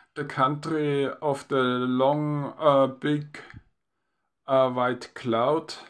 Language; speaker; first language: English; non-native, fluent; German